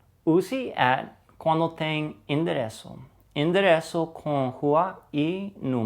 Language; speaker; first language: Portuguese; non-native, fluent; English